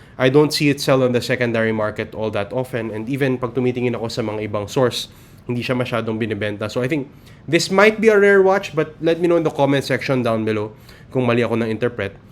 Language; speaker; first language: Filipino; native; Filipino